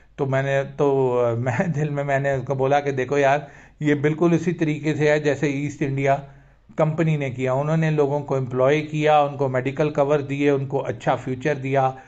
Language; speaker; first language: Urdu; native; Urdu